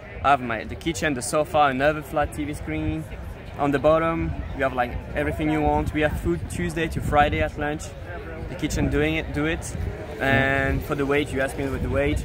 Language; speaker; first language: English; non-native, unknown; French